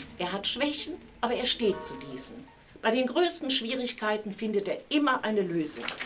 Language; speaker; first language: German; native; German